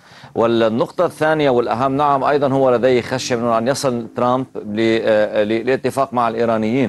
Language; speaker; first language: Arabic; native; Arabic